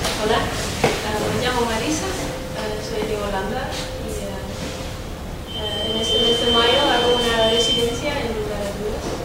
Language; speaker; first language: Spanish; non-native, fluent; Dutch